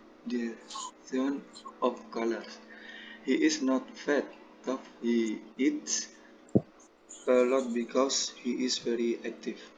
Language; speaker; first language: English; non-native, learner; Indonesian